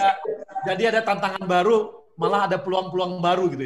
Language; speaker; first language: Indonesian; native; Indonesian